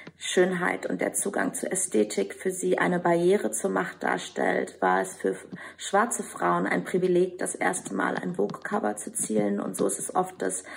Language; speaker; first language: German; non-native, fluent; Albanian